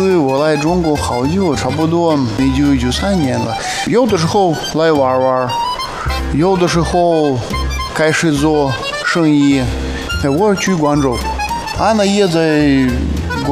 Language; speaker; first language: Chinese; non-native, learner; Russian